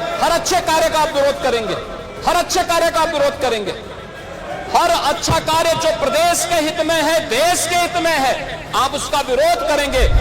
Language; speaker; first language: Hindi; native; Hindi